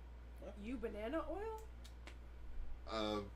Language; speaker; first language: English; native; English